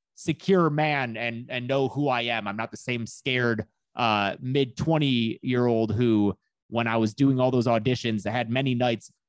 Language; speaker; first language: English; native; English